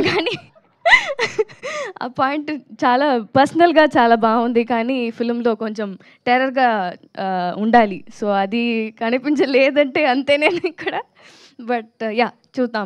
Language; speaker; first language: Telugu; non-native, learner; Tamil